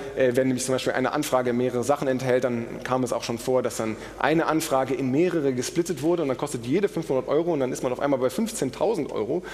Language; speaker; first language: German; native; German